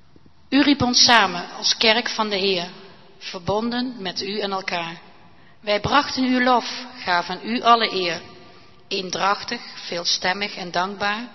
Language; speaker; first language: Dutch; native; Dutch